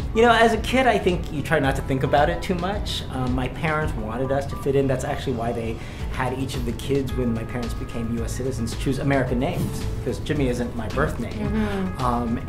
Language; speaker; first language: English; native; English